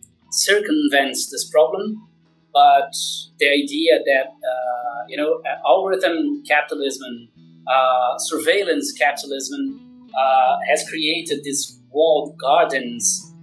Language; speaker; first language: English; non-native, fluent; Portuguese